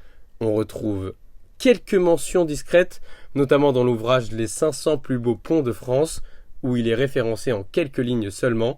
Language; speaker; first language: French; native; French